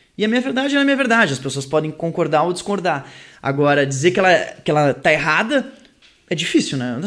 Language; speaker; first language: Portuguese; early bilingual, other home language; French